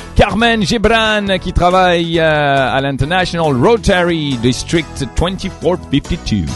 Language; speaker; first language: French; native; French